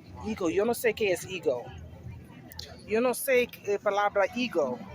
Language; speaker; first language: Spanish; non-native, learner; English